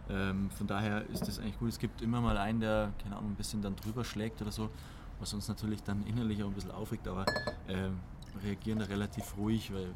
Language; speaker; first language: German; native; German